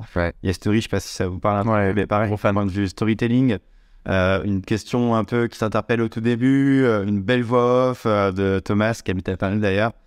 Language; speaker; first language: French; native; French